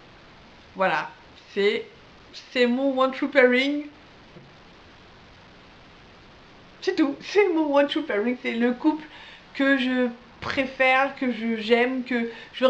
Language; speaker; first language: French; native; French